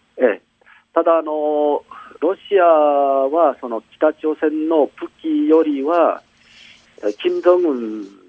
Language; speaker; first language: Japanese; non-native, fluent; Korean